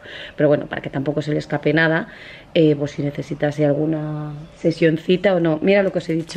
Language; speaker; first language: Spanish; native; Spanish